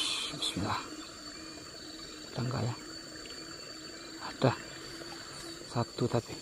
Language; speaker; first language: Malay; non-native, local second language; Javanese